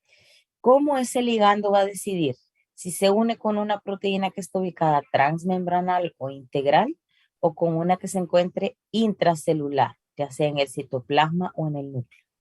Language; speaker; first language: Spanish; native; Spanish